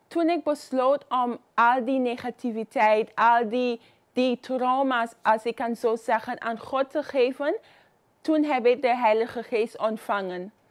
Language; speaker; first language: Dutch; non-native, fluent; Papiamento